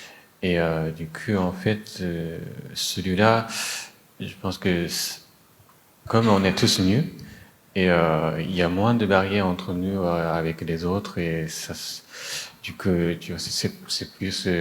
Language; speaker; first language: French; non-native, fluent; Japanese